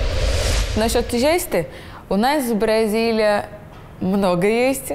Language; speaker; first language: Russian; non-native, learner; Portuguese